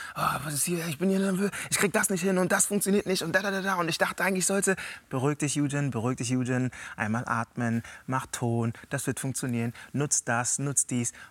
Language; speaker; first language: German; native; German